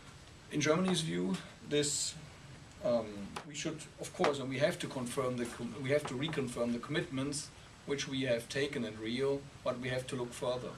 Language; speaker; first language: English; non-native, fluent; German